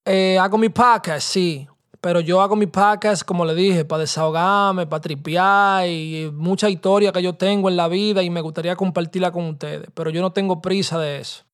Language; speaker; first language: Spanish; early bilingual, heritage; Spanish